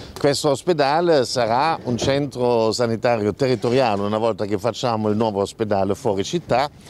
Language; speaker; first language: Italian; non-native, fluent; German